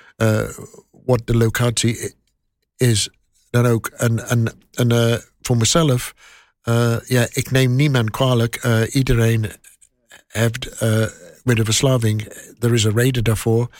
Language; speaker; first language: Dutch; non-native, learner; English